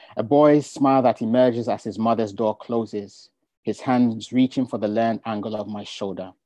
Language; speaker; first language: English; non-native, local second language; Ga